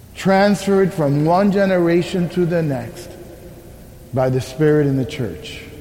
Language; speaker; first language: English; early bilingual, other home language; Spanish